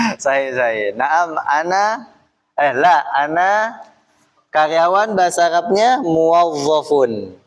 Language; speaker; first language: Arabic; non-native, fluent; Indonesian